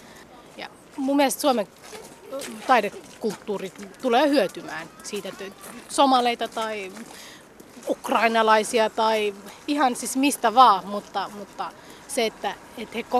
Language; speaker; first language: Finnish; early bilingual, other home language; Somali